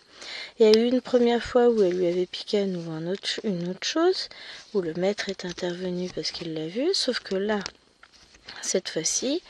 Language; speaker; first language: French; native; French